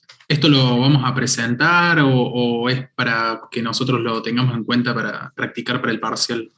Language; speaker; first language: Spanish; native; Spanish